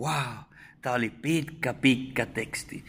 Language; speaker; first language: Finnish; non-native, fluent; Spanish